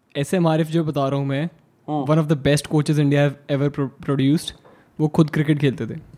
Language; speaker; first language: Hindi; native; Hindi